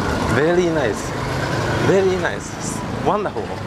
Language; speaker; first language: English; non-native, learner; Japanese